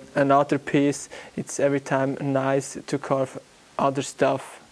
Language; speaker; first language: English; non-native, learner; German